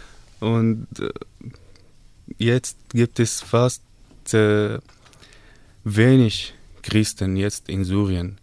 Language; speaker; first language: German; non-native, learner; Arabic